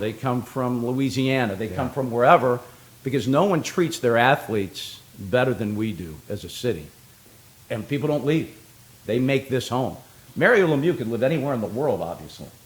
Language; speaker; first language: English; native; English